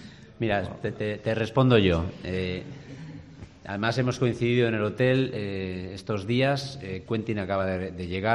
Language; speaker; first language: Spanish; native; Spanish